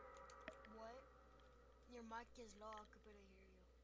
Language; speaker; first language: English; native; English